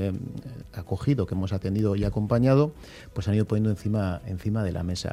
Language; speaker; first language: Spanish; native; Spanish